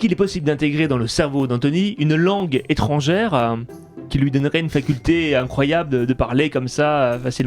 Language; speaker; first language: French; native; French